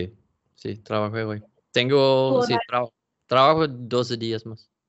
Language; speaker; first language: Spanish; non-native, learner; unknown